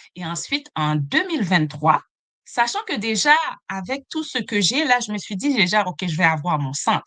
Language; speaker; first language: French; non-native, local second language; Haitian Creole